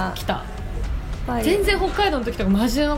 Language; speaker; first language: Japanese; native; Japanese